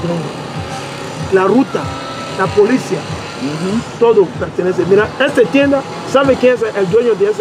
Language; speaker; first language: Spanish; non-native, learner; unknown